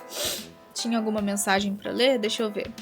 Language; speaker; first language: Portuguese; native; Portuguese